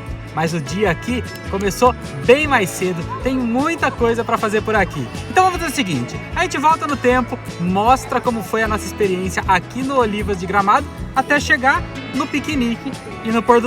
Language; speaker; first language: Portuguese; native; Portuguese